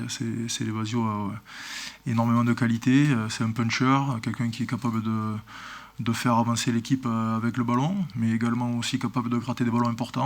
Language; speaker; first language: French; native; French